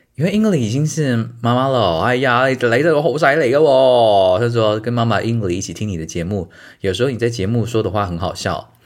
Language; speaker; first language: Chinese; native; Chinese